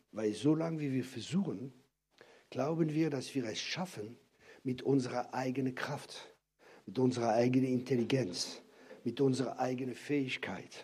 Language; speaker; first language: German; non-native, fluent; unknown